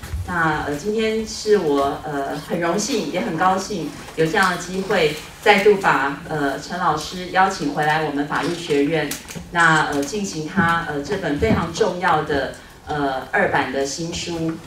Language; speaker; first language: Chinese; native; Chinese